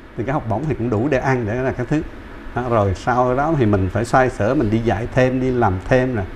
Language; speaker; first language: Vietnamese; native; Vietnamese